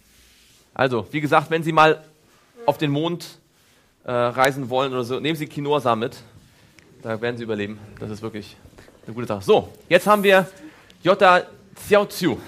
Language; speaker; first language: German; native; German